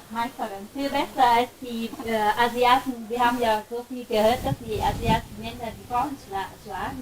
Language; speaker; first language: German; non-native, fluent; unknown